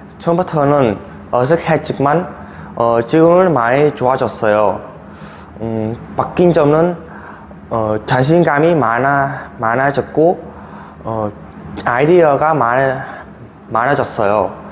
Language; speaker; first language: Korean; non-native, learner; Vietnamese